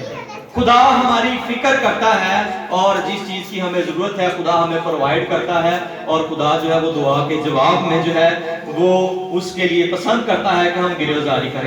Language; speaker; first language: Urdu; native; Urdu